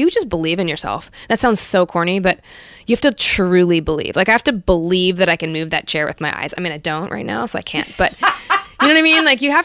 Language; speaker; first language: English; native; English